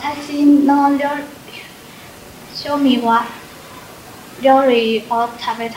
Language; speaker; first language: Japanese; non-native, learner; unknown